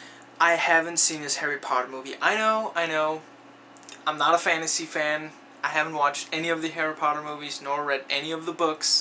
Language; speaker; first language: English; native; English